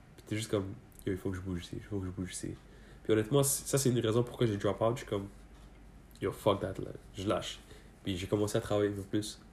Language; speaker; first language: French; early bilingual, other home language; Persian